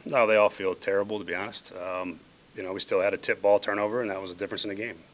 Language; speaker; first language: English; native; English